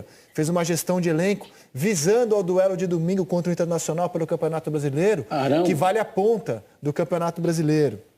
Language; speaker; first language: Portuguese; native; Portuguese